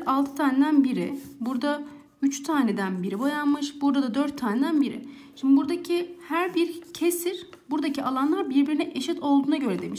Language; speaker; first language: Turkish; native; Turkish